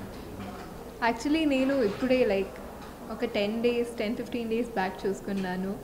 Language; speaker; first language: Telugu; non-native, local second language; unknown